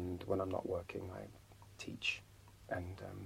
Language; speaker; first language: English; native; English